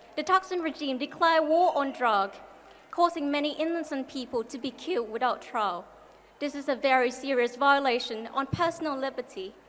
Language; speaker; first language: English; non-native, fluent; Thai